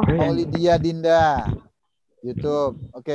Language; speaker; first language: English; non-native, learner; Indonesian